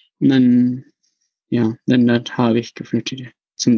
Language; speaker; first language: German; non-native, learner; Arabic